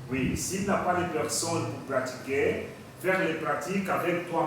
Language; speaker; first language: French; non-native, learner; Portuguese